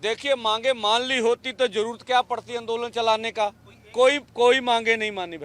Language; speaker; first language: Hindi; non-native, local second language; Punjabi